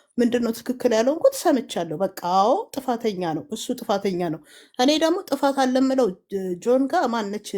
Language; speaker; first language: Amharic; native; Amharic